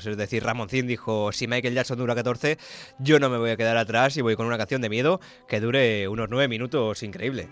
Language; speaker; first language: Spanish; native; Spanish